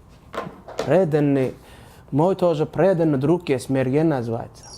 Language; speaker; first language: Russian; non-native, local second language; Turkmen